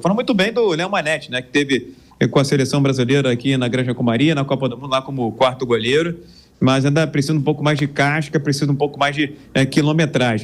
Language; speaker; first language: Portuguese; native; Portuguese